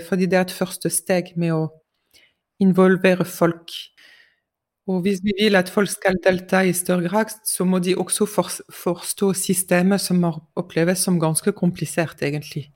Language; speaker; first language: Norwegian; non-native, fluent; French